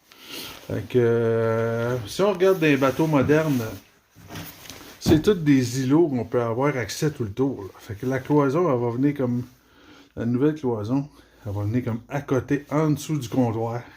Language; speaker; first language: French; native; French